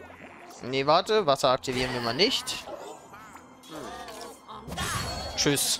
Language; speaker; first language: German; native; German